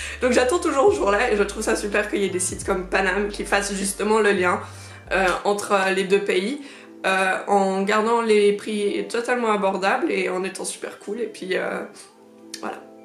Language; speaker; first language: French; native; French